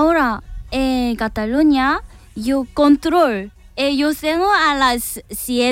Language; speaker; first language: Spanish; non-native, learner; Korean